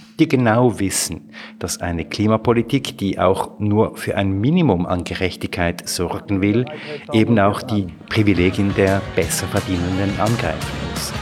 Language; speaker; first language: German; native; German